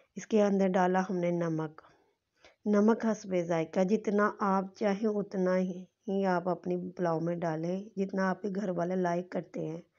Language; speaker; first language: Urdu; non-native, local second language; Punjabi